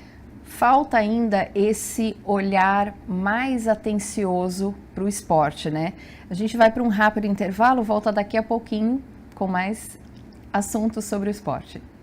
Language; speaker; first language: Portuguese; native; Portuguese